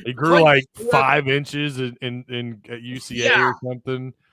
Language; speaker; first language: English; native; English